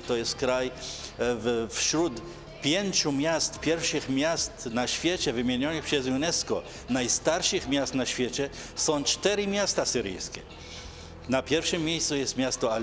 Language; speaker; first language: Polish; non-native, fluent; Arabic